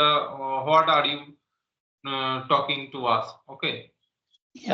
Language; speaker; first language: English; non-native, local second language; Santali